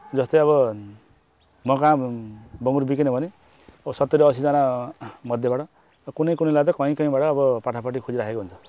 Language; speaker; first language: Nepali; native; Nepali